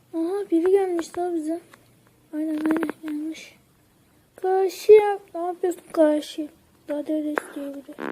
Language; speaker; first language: Turkish; native; Turkish